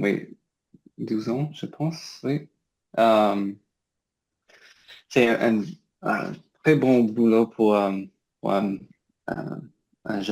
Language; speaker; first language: French; non-native, learner; English